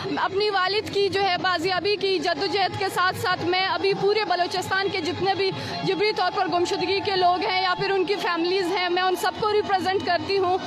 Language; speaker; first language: Urdu; non-native, local second language; Baluchi